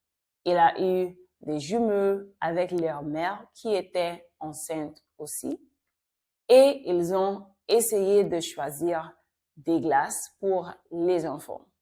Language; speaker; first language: French; non-native, fluent; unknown